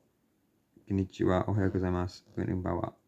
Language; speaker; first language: Japanese; non-native, learner; English